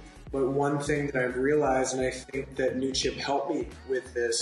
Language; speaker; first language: English; native; English